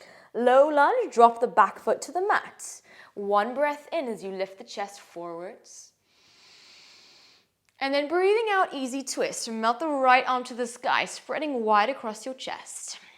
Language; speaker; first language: English; native; English